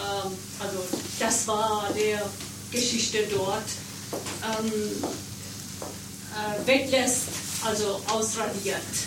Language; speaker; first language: German; non-native, learner; Persian